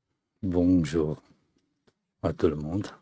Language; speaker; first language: French; non-native, fluent; Tibetan